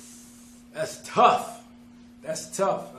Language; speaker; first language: English; native; English